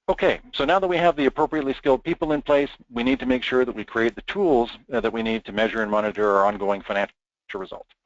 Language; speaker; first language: English; native; English